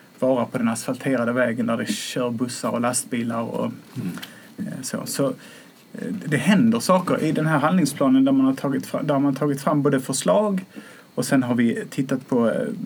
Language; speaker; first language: Swedish; native; Swedish